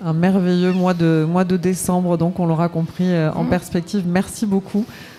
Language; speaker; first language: French; native; French